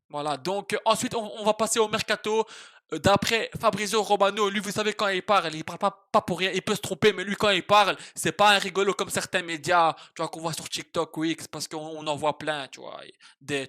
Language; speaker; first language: French; native; French